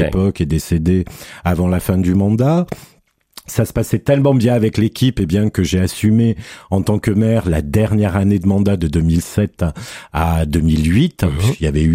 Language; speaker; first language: French; native; French